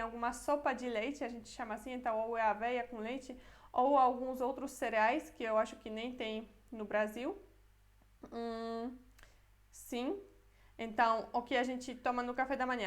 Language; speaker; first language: Portuguese; non-native, fluent; Polish